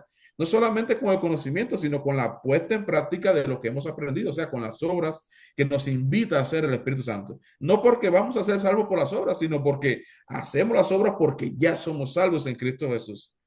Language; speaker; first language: Spanish; native; Spanish